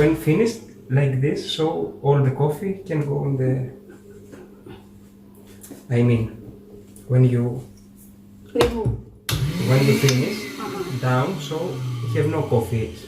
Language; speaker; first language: English; non-native, learner; Greek